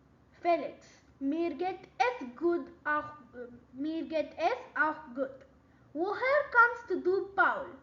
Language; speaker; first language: German; non-native, learner; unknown